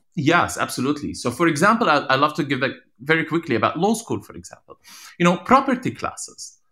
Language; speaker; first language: English; non-native, fluent; Arabic